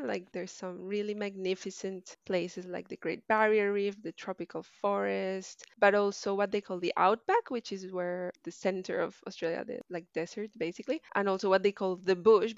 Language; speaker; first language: English; non-native, fluent; Spanish